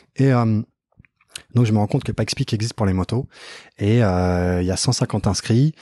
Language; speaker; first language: French; native; French